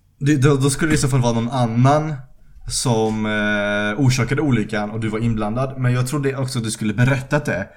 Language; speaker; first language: Swedish; early bilingual, other home language; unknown